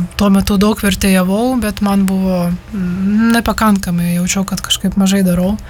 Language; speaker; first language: Lithuanian; non-native, fluent; Ukrainian